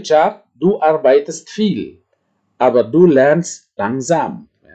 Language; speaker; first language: German; non-native, fluent; Indonesian